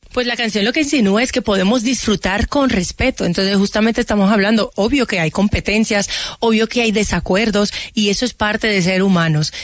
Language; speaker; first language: Spanish; early bilingual, other home language; Haitian Creole